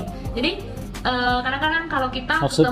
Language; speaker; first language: Indonesian; non-native, fluent; Spanish